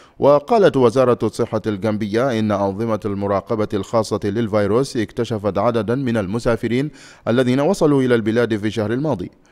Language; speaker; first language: Arabic; non-native, fluent; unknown